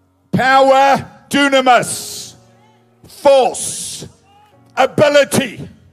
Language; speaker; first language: English; non-native, local second language; Afrikaans